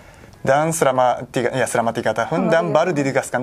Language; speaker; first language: Indonesian; non-native, fluent; Japanese